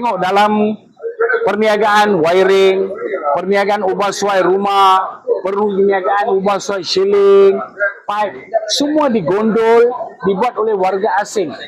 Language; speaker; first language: Malay; non-native, local second language; Tamil